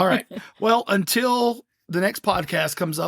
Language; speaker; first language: English; native; English